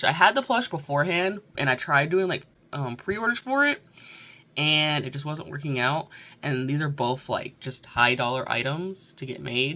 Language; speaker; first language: English; native; English